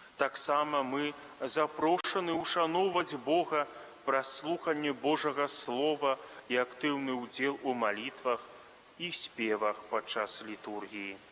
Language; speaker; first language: Belarusian; native; Belarusian